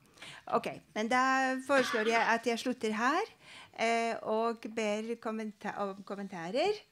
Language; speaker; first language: Norwegian; non-native, fluent; Polish